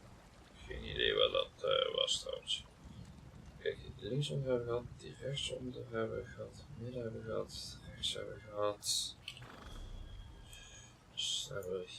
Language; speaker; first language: Dutch; native; Dutch